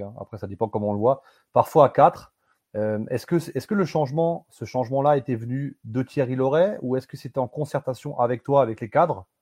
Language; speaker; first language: French; native; French